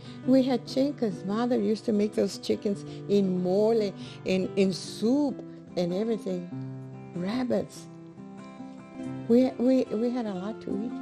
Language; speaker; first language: English; early bilingual, other home language; Spanish